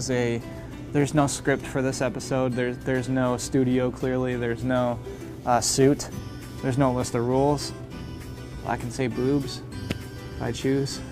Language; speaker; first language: English; native; English